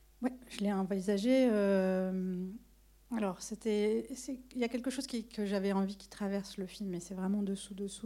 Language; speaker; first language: French; native; French